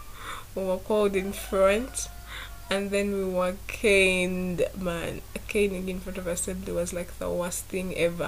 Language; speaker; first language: English; non-native, local second language; Ganda